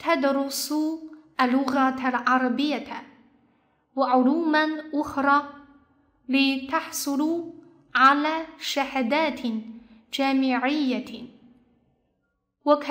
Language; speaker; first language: Arabic; non-native, fluent; Chinese